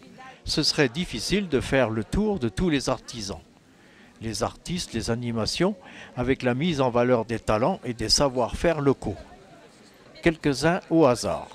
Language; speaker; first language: French; native; French